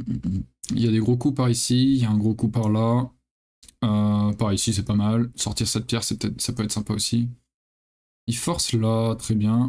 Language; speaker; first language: French; native; French